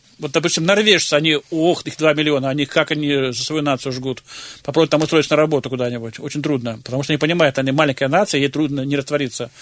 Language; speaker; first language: Russian; native; Russian